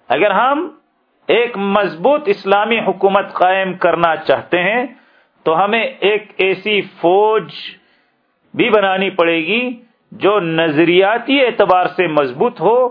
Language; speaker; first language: Urdu; native; Urdu